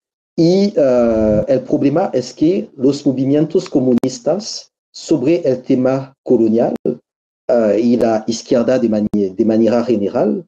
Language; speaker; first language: Spanish; non-native, fluent; French